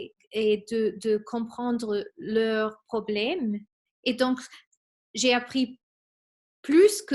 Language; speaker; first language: French; non-native, fluent; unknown